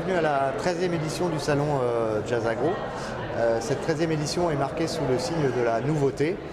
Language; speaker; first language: French; native; French